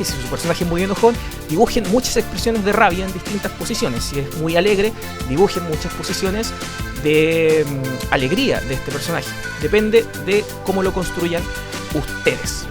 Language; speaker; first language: Spanish; native; Spanish